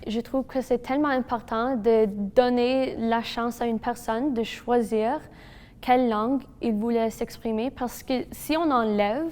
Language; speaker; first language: French; non-native, local second language; English